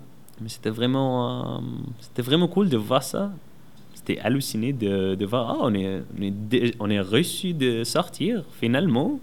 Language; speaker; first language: French; non-native, learner; Arabic